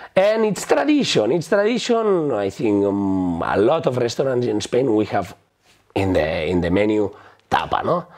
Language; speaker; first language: English; non-native, fluent; Spanish